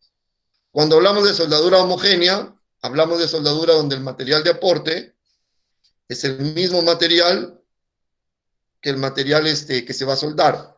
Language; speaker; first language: Spanish; native; Spanish